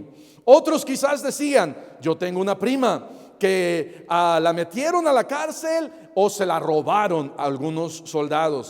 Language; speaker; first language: Spanish; native; Spanish